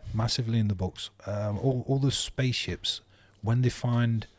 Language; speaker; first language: English; native; English